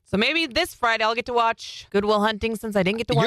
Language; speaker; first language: English; native; English